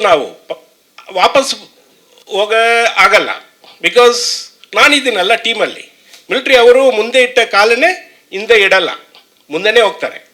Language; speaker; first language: Kannada; non-native, learner; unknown